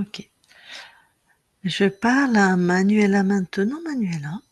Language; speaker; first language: French; native; French